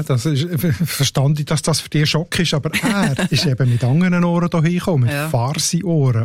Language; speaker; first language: German; native; German